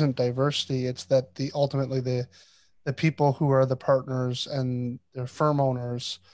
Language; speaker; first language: English; native; English